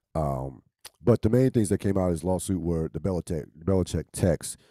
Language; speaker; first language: English; native; English